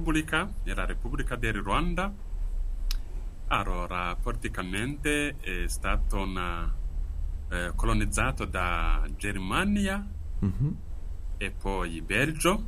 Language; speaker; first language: Italian; non-native, fluent; Kinyarwanda